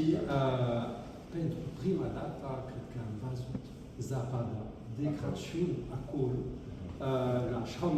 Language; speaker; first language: Romanian; non-native, fluent; French